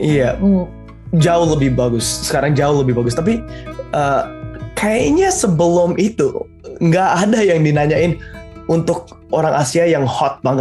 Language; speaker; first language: Indonesian; early bilingual, heritage; Indonesian